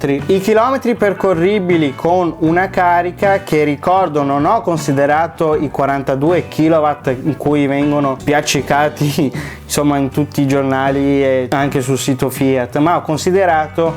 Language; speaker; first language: Italian; native; Italian